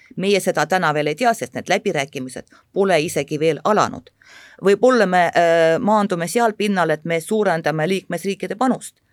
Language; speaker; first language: Estonian; non-native, local second language; Russian